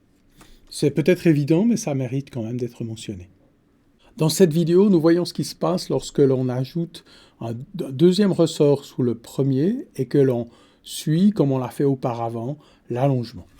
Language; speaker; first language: French; native; French